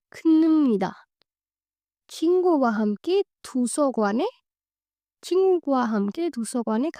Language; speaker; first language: Korean; non-native, fluent; Hindi